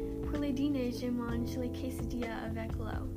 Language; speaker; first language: French; non-native, learner; English